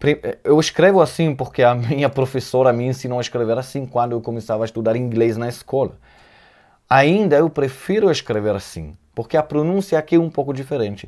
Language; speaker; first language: Portuguese; non-native, fluent; Hebrew